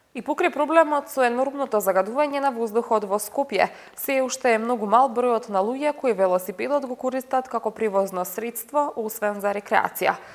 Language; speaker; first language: Macedonian; native; Macedonian